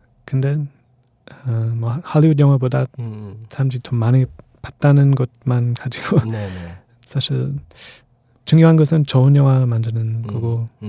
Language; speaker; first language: Korean; non-native, fluent; English